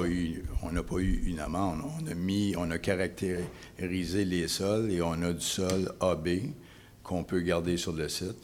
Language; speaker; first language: French; native; French